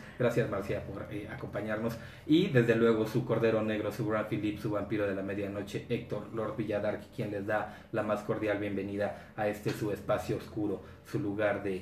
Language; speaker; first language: Spanish; native; Spanish